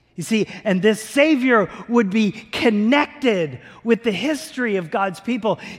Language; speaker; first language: English; native; English